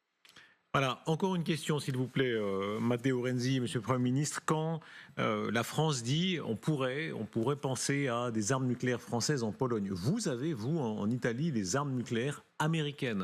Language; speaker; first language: French; native; French